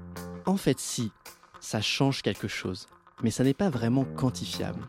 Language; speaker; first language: French; native; French